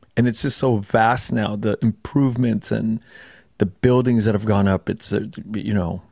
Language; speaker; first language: English; native; English